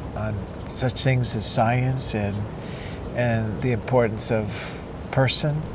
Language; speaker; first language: English; early bilingual, other home language; Spanish